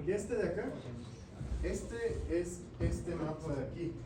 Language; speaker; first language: Spanish; native; Spanish